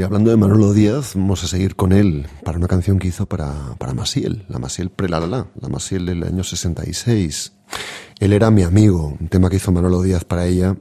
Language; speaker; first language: Spanish; native; Spanish